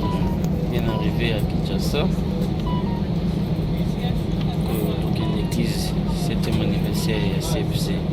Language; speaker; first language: French; non-native, local second language; Lingala